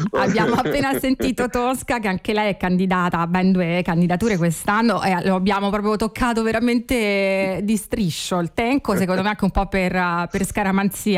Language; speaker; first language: Italian; native; Italian